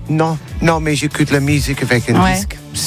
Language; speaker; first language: French; non-native, learner; English